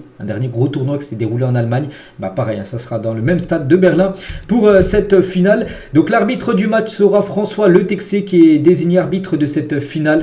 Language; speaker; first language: French; native; French